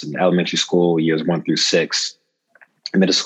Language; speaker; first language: English; native; English